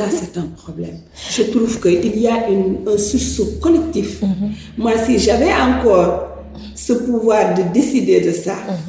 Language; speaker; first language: French; non-native, local second language; Wolof